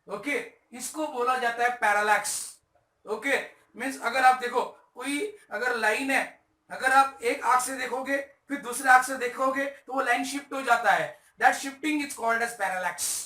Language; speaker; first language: Hindi; non-native, local second language; Marathi